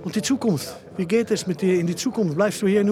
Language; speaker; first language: German; non-native, learner; Dutch